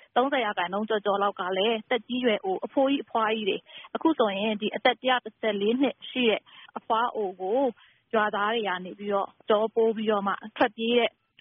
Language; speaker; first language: Burmese; non-native, local second language; Kachin